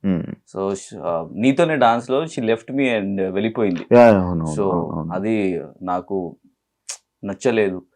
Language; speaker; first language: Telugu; non-native, learner; Hindi